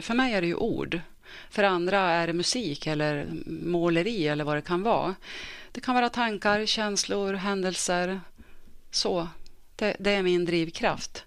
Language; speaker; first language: Swedish; native; Swedish